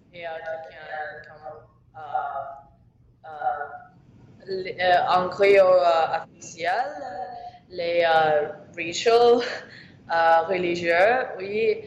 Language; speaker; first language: French; non-native, learner; English